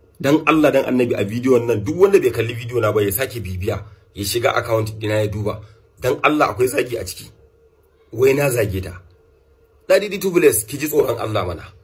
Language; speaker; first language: Hausa; non-native, local second language; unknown